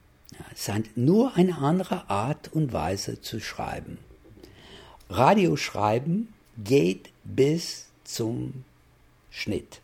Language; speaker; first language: German; non-native, fluent; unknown